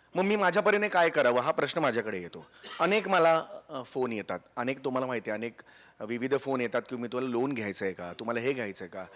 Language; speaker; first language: Marathi; native; Marathi